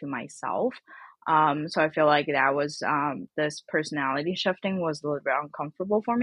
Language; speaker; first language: English; non-native, fluent; Chinese